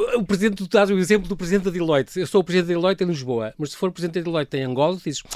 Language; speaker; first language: Portuguese; native; Portuguese